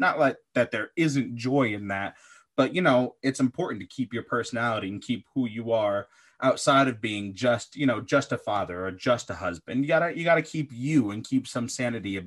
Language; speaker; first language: English; native; English